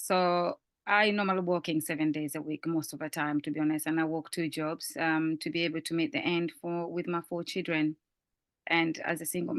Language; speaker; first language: English; non-native, fluent; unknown